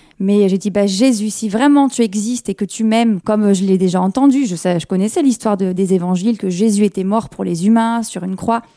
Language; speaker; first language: French; early bilingual, other home language; Kabyle